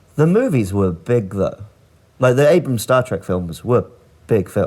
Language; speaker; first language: English; native; English